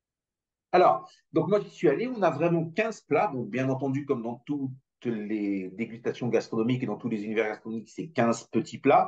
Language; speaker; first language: French; native; French